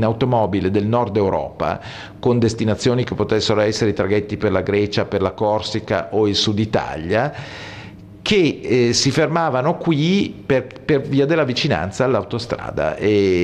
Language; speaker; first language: Italian; native; Italian